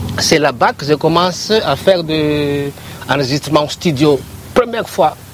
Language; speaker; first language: French; non-native, local second language; Malagasy